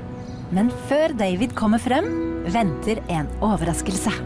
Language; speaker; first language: Norwegian; native; Norwegian